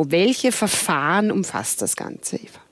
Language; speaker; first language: German; native; German